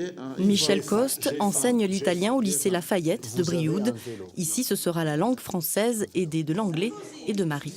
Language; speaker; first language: French; native; French